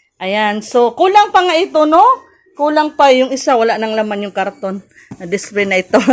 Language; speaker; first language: Filipino; non-native, local second language; Cebuano